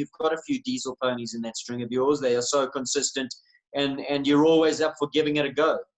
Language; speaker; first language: English; native; English